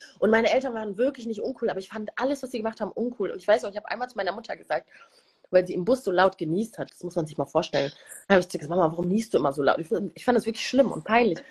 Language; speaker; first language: German; early bilingual, other home language; Kinyarwanda